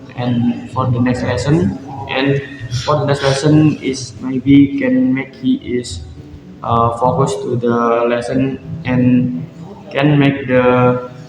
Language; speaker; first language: English; non-native, learner; Indonesian